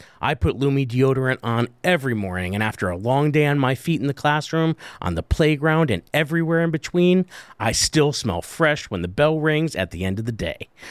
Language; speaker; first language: English; native; English